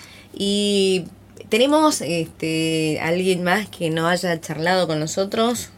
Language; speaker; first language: Spanish; native; Spanish